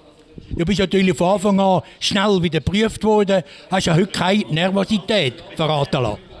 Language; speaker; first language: German; native; German